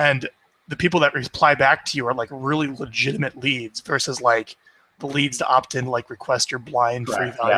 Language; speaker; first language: English; native; English